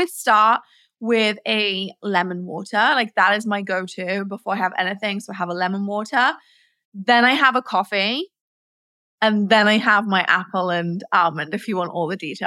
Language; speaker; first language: English; native; English